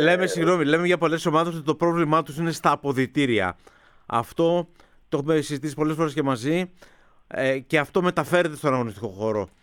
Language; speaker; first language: Greek; native; Greek